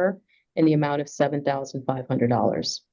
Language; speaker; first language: English; native; English